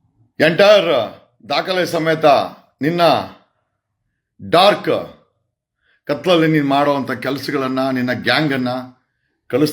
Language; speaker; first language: Kannada; native; Kannada